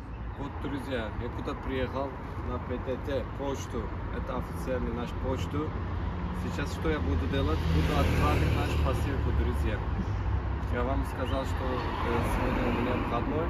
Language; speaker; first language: Russian; non-native, learner; Turkish